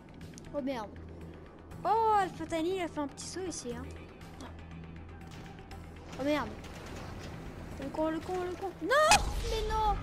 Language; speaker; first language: French; native; French